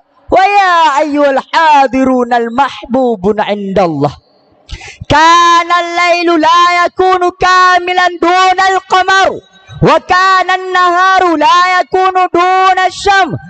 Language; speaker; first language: Arabic; non-native, learner; Achinese